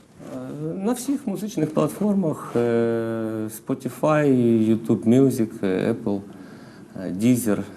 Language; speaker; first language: Ukrainian; non-native, local second language; Russian